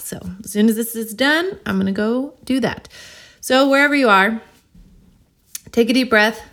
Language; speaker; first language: English; native; English